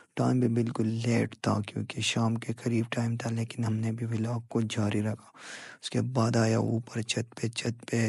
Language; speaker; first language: Urdu; non-native, local second language; Pashto